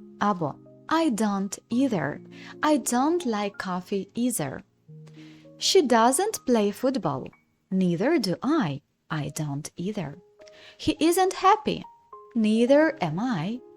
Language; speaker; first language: English; non-native, fluent; Ukrainian